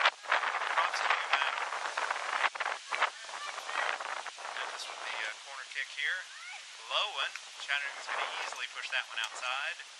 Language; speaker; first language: English; native; English